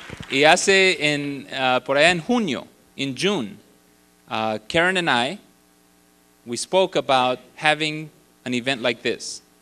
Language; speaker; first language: English; early bilingual, other home language; Spanish